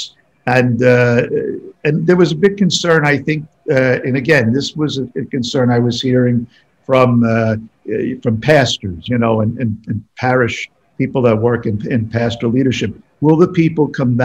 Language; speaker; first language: English; native; English